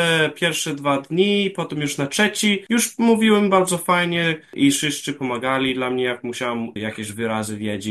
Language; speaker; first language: Polish; early bilingual, heritage; English